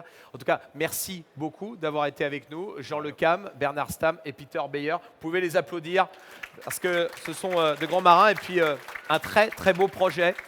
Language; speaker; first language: French; native; French